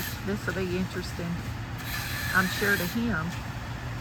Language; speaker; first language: English; native; English